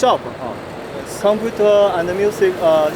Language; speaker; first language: English; non-native, learner; Chinese